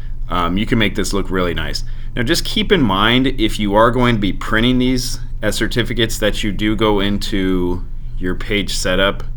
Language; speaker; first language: English; native; English